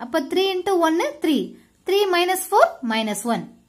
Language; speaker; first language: English; non-native, local second language; Tamil